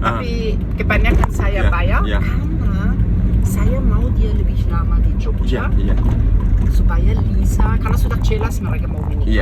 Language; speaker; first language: Indonesian; non-native, fluent; German